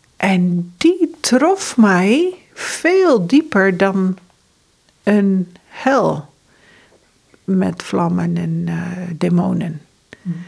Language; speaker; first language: Dutch; early bilingual, heritage; Dutch